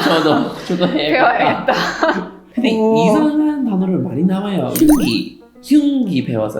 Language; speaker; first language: Korean; non-native, learner; English